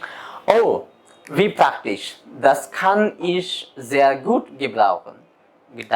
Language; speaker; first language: German; non-native, fluent; Bangla